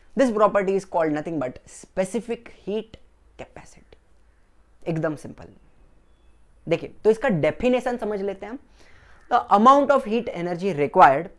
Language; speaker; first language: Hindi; non-native, local second language; Gujarati